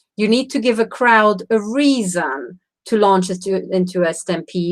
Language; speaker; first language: English; non-native, fluent; Romanian